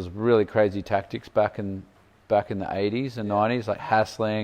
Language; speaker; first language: English; native; English